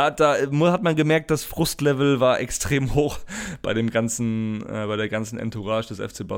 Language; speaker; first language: German; native; German